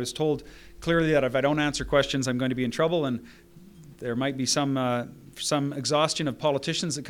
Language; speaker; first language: English; native; English